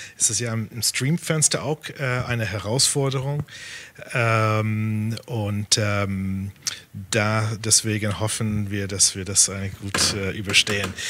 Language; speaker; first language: German; non-native, fluent; English